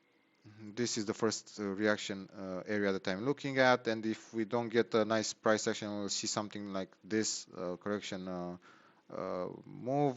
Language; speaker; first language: English; non-native, fluent; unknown